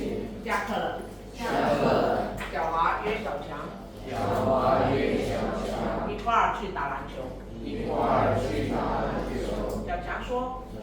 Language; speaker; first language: Chinese; non-native, fluent; Indonesian